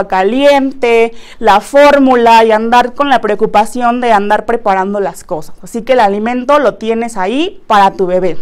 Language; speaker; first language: Spanish; native; Spanish